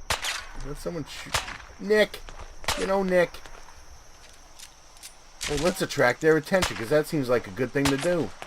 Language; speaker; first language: English; native; English